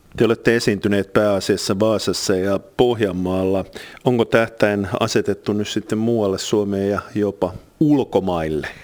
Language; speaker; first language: Finnish; native; Finnish